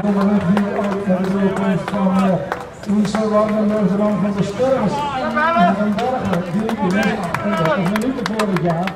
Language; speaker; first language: Dutch; native; Dutch